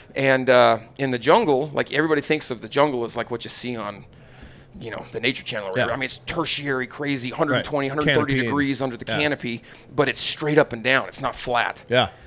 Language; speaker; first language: English; native; English